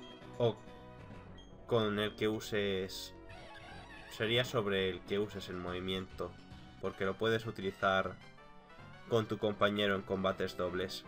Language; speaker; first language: Spanish; native; Spanish